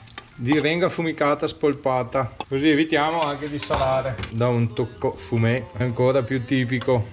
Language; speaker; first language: Italian; native; Italian